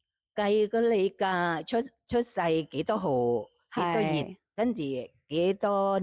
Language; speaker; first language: Cantonese; non-native, fluent; Thai